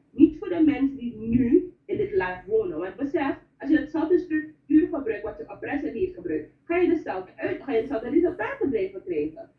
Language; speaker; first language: Dutch; native; Dutch